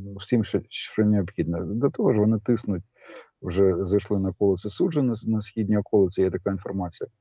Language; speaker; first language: Ukrainian; native; Ukrainian